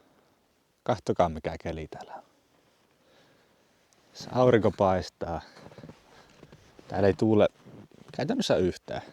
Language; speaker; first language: Finnish; native; Finnish